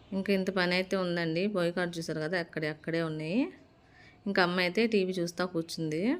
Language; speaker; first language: Telugu; native; Telugu